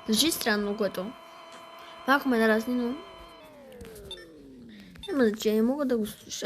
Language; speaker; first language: Bulgarian; native; Bulgarian